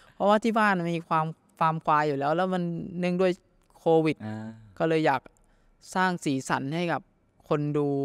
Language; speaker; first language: Thai; native; Thai